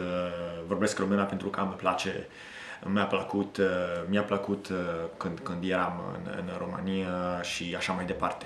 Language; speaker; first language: Romanian; non-native, fluent; Italian